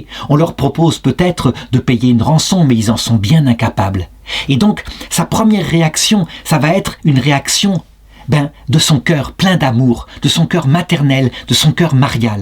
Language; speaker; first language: French; native; French